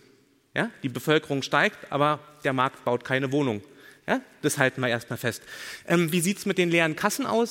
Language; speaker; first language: German; native; German